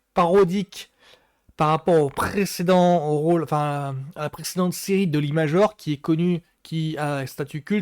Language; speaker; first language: French; native; French